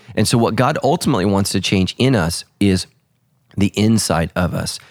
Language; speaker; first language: English; early bilingual, other home language; Italian